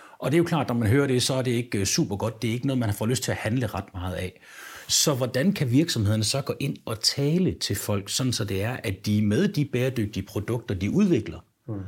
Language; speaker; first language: Danish; native; Danish